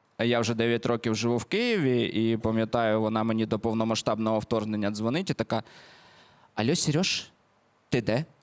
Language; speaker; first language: Ukrainian; non-native, local second language; Russian